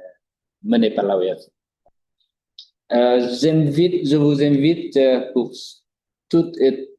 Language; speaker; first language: French; non-native, fluent; Vietnamese